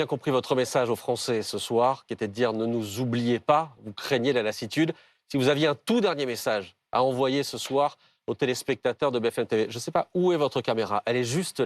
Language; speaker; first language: French; native; French